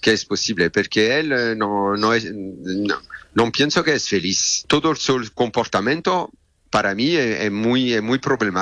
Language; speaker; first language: Spanish; non-native, fluent; French